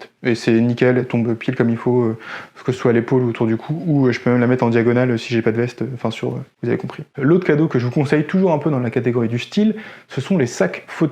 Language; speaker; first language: French; native; French